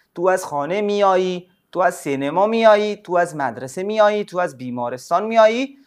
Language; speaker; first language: Persian; non-native, fluent; Urdu